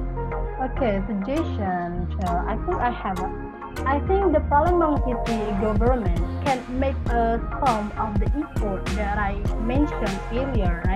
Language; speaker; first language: English; non-native, learner; Indonesian